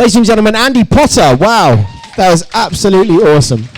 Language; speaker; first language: English; native; English